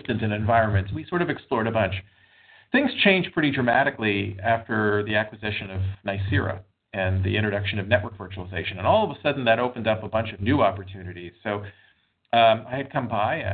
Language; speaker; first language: English; native; English